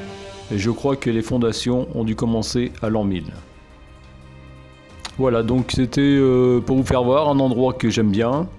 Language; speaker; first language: French; native; French